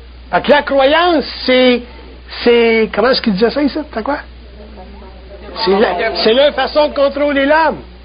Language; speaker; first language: French; native; French